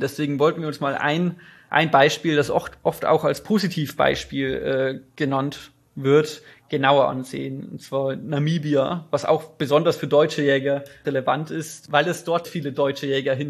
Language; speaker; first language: German; native; German